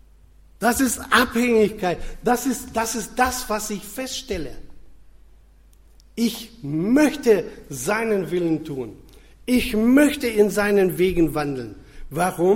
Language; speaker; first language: German; non-native, fluent; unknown